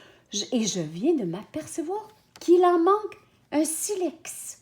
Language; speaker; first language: French; native; French